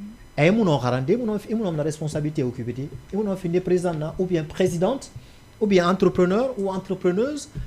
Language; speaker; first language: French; non-native, local second language; Susu